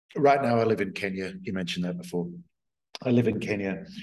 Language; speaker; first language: English; native; English